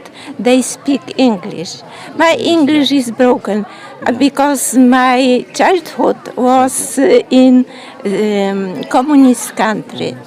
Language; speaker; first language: English; non-native, learner; Polish